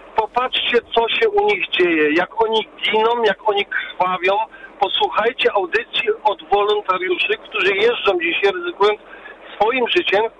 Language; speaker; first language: Polish; early bilingual, heritage; Polish